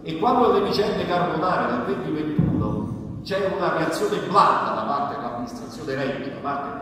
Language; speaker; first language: Italian; native; Italian